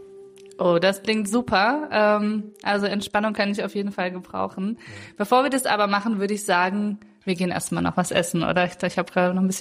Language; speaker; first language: German; native; German